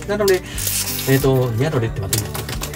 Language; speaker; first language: Japanese; native; Japanese